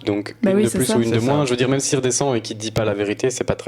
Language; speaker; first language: French; native; French